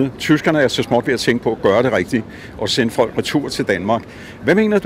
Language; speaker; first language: Danish; native; Danish